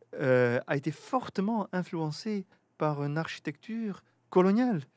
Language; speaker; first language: French; native; French